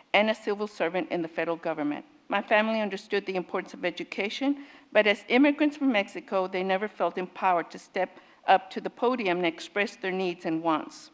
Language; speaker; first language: English; native; English